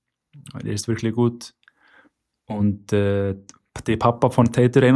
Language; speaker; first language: German; non-native, learner; Icelandic